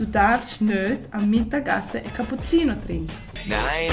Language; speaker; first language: German; non-native, fluent; Italian